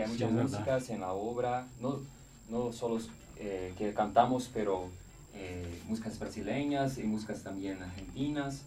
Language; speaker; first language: Spanish; non-native, learner; Portuguese